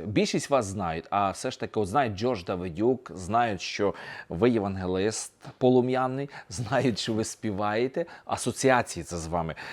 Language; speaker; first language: Ukrainian; native; Ukrainian